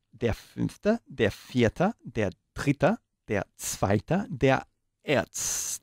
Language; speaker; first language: German; non-native, learner; Spanish